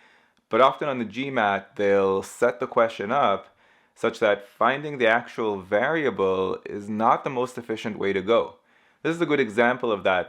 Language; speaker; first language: English; native; English